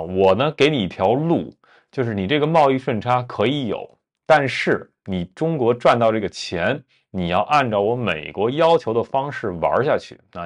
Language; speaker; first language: Chinese; native; Chinese